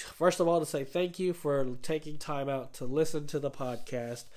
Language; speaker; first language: English; native; English